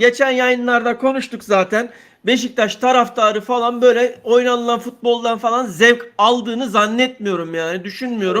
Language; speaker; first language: Turkish; native; Turkish